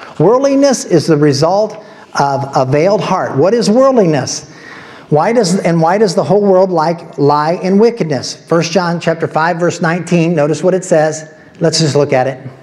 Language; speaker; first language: English; native; English